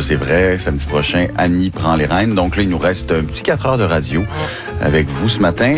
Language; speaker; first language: French; native; French